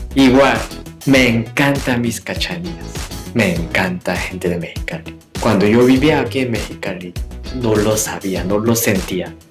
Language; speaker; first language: Spanish; non-native, fluent; Korean